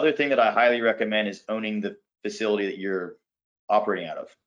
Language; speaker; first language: English; native; English